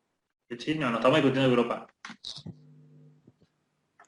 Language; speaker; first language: Spanish; native; Spanish